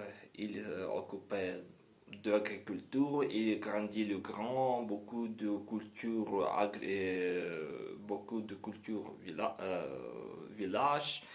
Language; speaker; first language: French; non-native, learner; Ukrainian